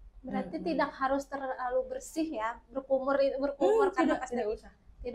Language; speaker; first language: Indonesian; native; Indonesian